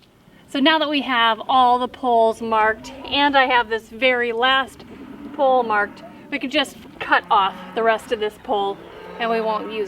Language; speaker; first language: English; native; English